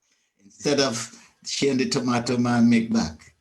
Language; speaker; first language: English; native; English